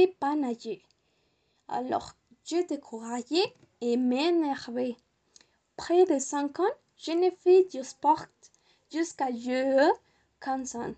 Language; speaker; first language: French; non-native, learner; Spanish